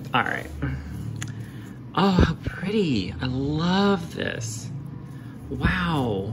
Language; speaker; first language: English; native; English